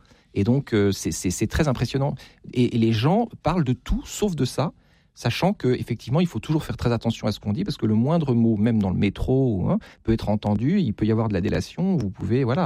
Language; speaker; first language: French; native; French